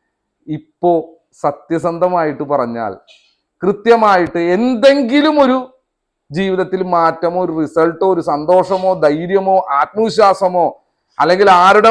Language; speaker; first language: Malayalam; native; Malayalam